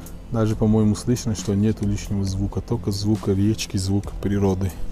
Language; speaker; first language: Russian; non-native, fluent; Tajik